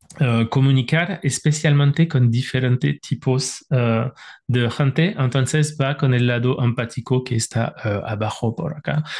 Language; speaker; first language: Spanish; non-native, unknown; French